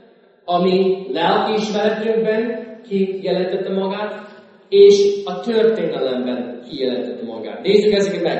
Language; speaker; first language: Hungarian; non-native, fluent; English